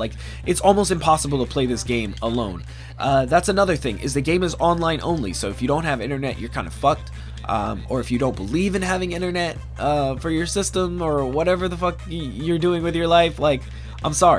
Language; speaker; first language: English; native; English